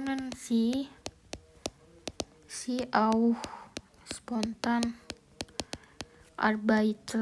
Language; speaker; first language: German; non-native, learner; Indonesian